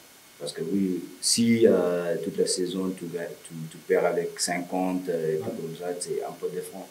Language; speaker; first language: French; non-native, learner; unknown